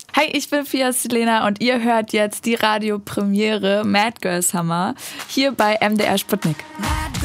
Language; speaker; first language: German; native; German